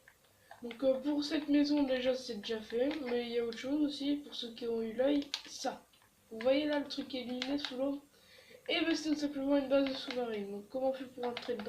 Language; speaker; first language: French; native; French